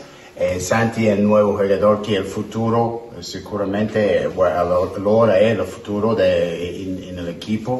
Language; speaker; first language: Spanish; non-native, learner; English